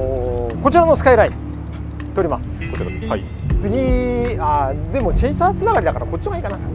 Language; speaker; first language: Japanese; native; Japanese